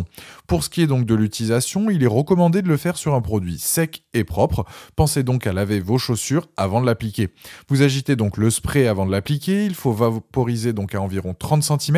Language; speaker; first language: French; native; French